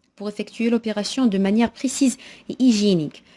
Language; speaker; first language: French; non-native, local second language; Arabic